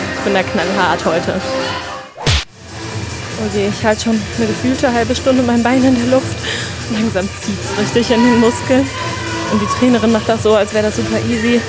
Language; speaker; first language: German; native; German